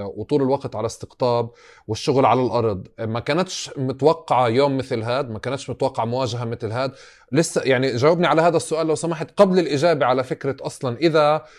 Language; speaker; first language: Arabic; native; Arabic